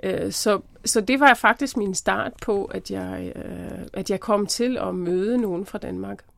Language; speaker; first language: Danish; non-native, fluent; German